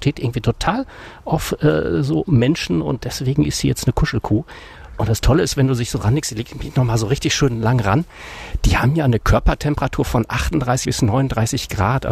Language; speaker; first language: German; native; German